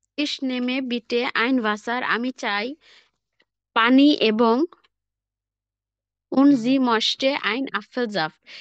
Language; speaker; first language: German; non-native, learner; Bangla